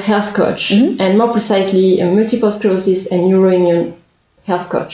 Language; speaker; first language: English; non-native, fluent; French